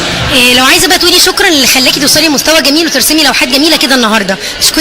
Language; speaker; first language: Arabic; native; Arabic